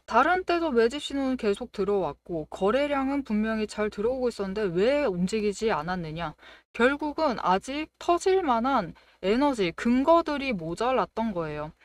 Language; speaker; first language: Korean; native; Korean